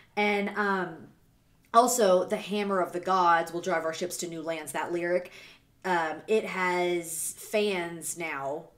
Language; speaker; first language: English; native; English